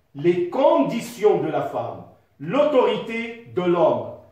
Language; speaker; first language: French; non-native, local second language; Arabic